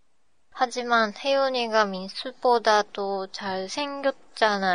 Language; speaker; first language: Korean; non-native, learner; Japanese